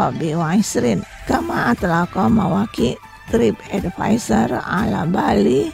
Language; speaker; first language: Arabic; non-native, fluent; Indonesian